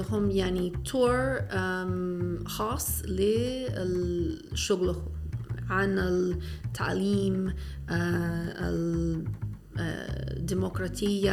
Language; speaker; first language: Arabic; non-native, fluent; English